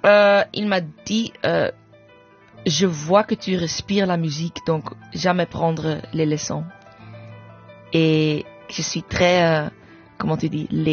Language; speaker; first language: French; non-native, fluent; English